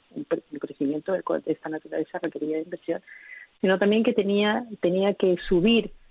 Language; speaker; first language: Spanish; native; Spanish